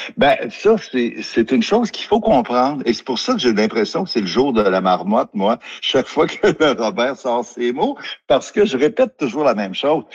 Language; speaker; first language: French; native; French